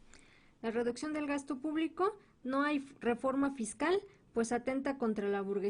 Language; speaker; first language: Spanish; native; Spanish